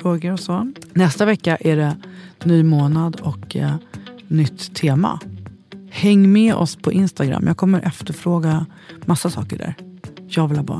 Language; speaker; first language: Swedish; native; Swedish